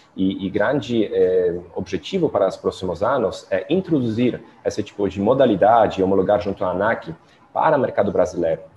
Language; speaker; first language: Portuguese; non-native, fluent; Polish